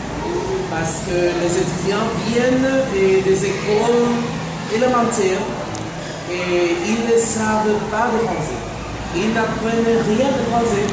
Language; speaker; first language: French; non-native, fluent; Spanish